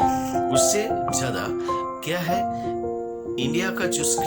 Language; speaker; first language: Hindi; non-native, local second language; Bangla